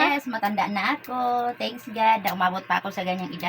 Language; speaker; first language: Filipino; native; Filipino